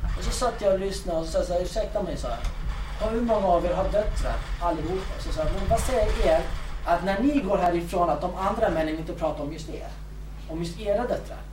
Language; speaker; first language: Swedish; early bilingual, other home language; Kurdish